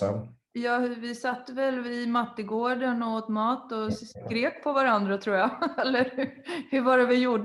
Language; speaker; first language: Swedish; native; Swedish